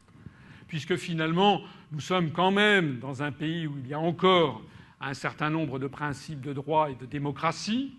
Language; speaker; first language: French; native; French